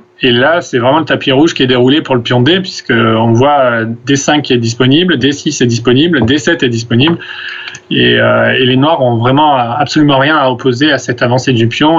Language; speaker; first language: French; native; French